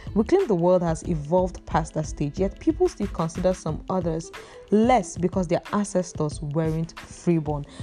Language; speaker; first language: English; non-native, local second language; Igbo